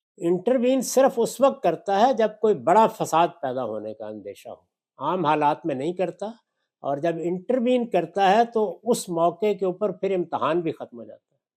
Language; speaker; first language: Urdu; non-native, local second language; Punjabi